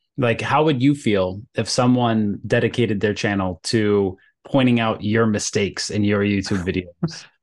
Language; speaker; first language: English; native; English